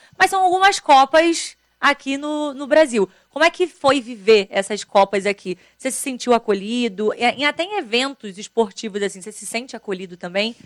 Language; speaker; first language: Portuguese; native; Portuguese